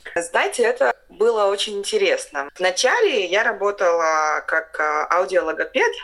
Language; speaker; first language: Russian; non-native, local second language; Latvian